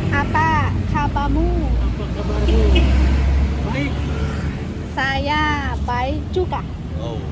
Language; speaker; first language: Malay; non-native, learner; Thai